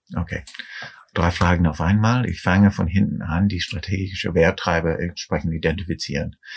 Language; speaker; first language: German; non-native, fluent; English